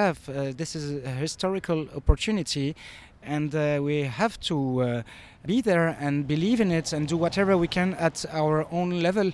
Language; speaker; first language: English; non-native, fluent; French